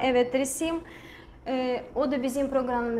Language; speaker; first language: Turkish; non-native, learner; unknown